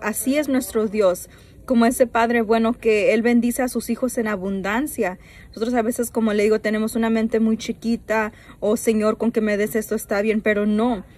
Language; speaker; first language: Spanish; early bilingual, heritage; Spanish